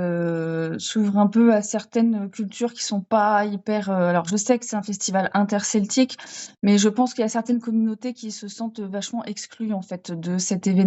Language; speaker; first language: French; native; French